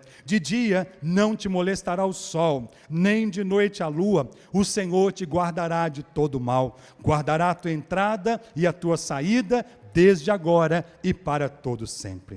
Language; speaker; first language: Portuguese; native; Portuguese